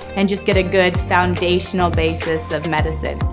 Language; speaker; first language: English; native; English